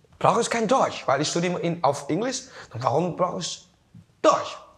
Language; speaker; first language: German; non-native, learner; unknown